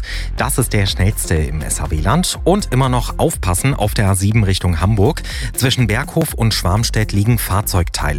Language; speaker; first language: German; native; German